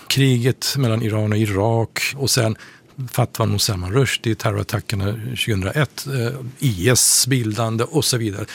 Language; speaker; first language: Swedish; non-native, fluent; Persian